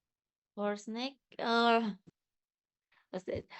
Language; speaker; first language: English; non-native, learner; Indonesian